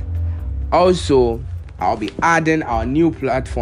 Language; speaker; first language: English; non-native, local second language; Akan